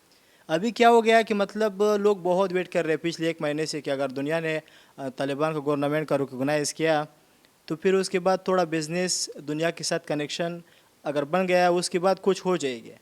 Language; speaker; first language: Hindi; non-native, learner; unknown